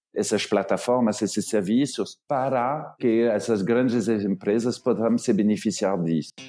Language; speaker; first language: Portuguese; non-native, fluent; French